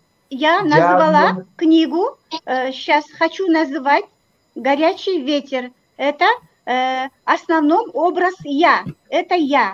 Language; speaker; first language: Russian; non-native, local second language; Kyrgyz